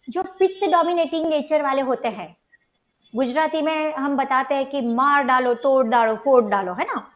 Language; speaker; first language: Hindi; non-native, local second language; Gujarati